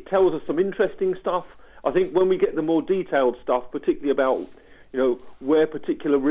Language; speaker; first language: English; native; English